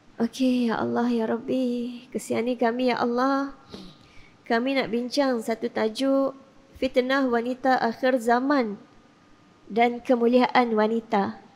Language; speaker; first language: Malay; native; Malay